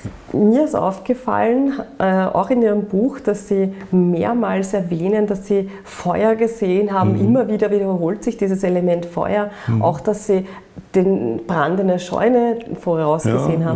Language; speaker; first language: German; native; German